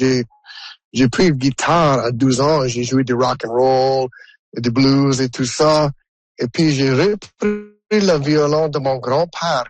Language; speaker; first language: French; non-native, local second language; English